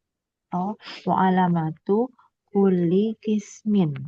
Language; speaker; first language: Arabic; non-native, learner; Indonesian